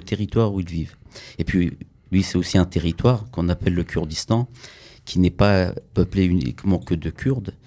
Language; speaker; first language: French; early bilingual, other home language; Kurdish